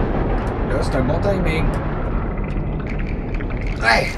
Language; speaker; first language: French; native; French